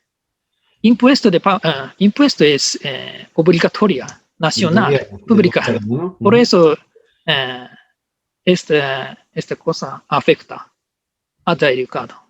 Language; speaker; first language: Spanish; non-native, learner; Japanese